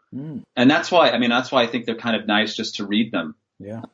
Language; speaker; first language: English; native; English